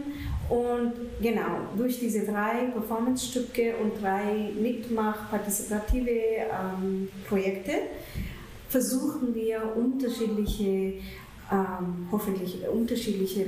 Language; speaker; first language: German; non-native, fluent; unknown